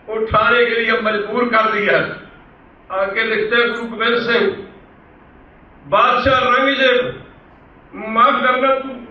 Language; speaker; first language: Urdu; non-native, local second language; Punjabi